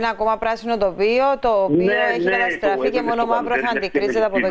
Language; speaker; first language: Greek; native; Greek